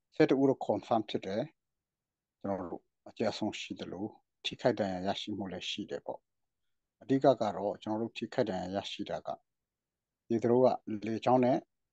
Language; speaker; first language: Burmese; non-native, local second language; Hakha Chin